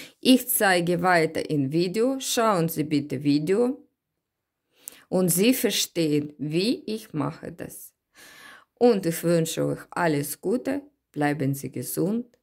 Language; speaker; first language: German; non-native, learner; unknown